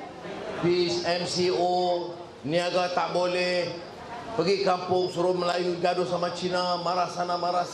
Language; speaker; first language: Malay; native; Malay